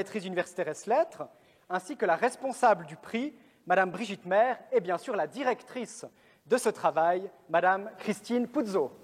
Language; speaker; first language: French; native; French